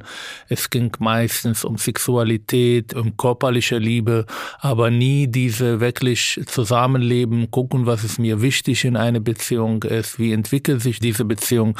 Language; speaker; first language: German; non-native, fluent; Arabic